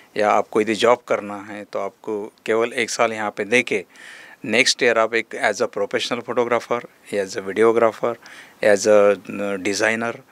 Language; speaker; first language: Hindi; non-native, local second language; Marathi